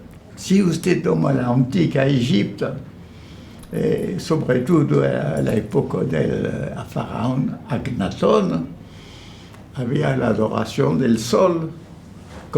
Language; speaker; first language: Spanish; non-native, fluent; French